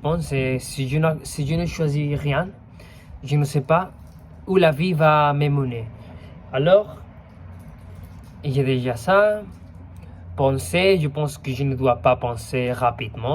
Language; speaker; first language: French; non-native, fluent; Spanish